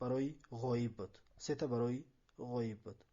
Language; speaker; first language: Persian; native; Persian